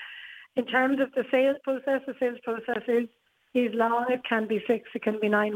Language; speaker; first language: English; native; English